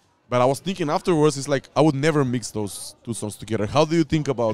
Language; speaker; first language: English; non-native, fluent; Macedonian